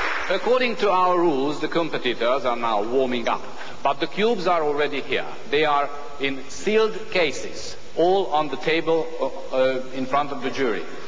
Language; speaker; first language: English; non-native, fluent; Hungarian